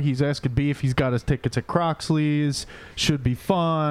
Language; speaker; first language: English; native; English